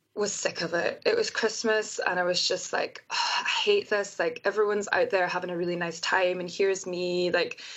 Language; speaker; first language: English; native; English